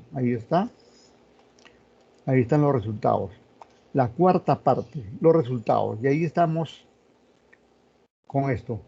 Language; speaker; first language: Spanish; native; Spanish